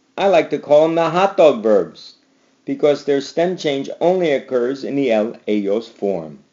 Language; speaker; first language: English; native; English